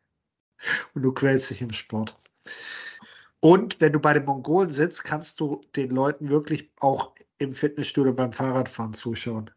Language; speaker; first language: German; native; German